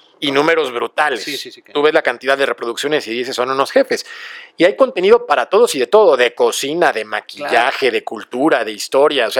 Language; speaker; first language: Spanish; native; Spanish